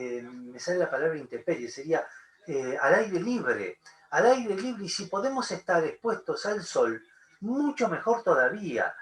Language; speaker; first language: Spanish; native; Spanish